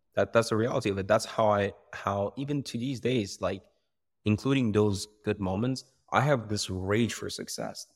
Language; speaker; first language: English; non-native, fluent; Persian